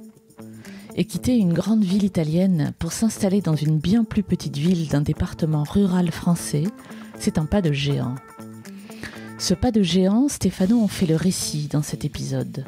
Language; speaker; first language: French; native; French